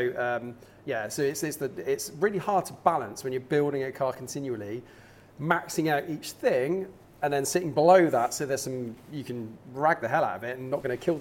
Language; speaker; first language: English; native; English